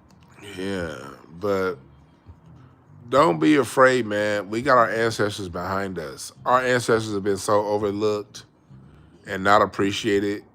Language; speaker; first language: English; native; English